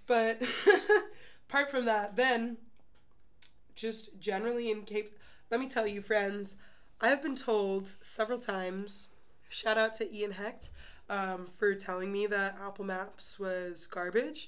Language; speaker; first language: English; native; English